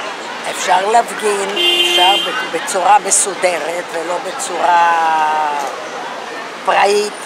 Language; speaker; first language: Hebrew; non-native, fluent; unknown